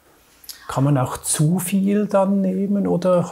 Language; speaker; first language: German; native; German